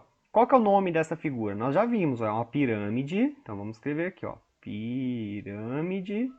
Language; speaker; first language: Portuguese; native; Portuguese